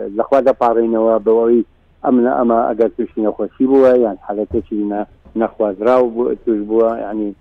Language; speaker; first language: Central Kurdish; non-native, local second language; Assyrian Neo-Aramaic